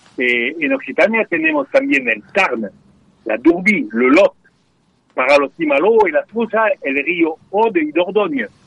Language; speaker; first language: Spanish; non-native, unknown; French